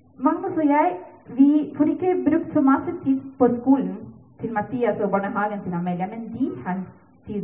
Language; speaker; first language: Norwegian; non-native, fluent; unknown